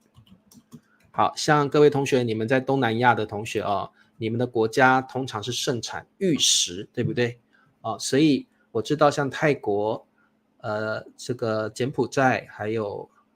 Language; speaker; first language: Chinese; native; Chinese